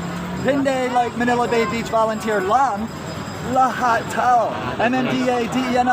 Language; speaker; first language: Filipino; non-native, learner; English